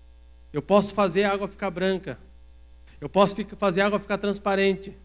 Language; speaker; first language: Portuguese; native; Portuguese